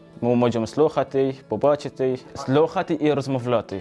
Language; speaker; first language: Ukrainian; non-native, learner; Arabic